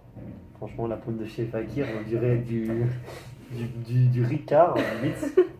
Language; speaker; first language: French; native; French